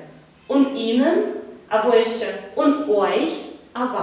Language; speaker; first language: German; non-native, fluent; Belarusian